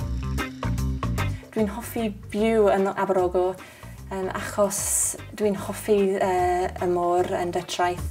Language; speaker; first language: Welsh; non-native, learner; English